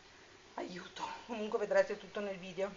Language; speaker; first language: Italian; native; Italian